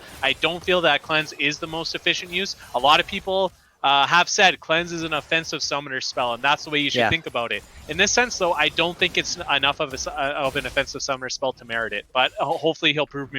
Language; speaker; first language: English; native; English